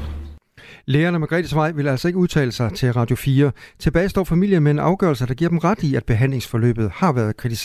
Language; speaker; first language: Danish; native; Danish